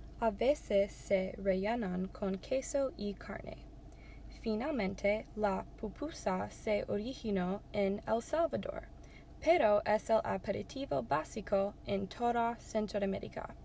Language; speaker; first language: Spanish; non-native, learner; English